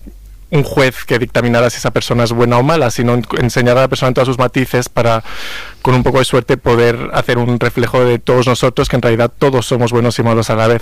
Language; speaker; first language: Spanish; native; Spanish